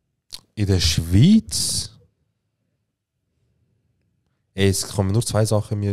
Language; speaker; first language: German; native; German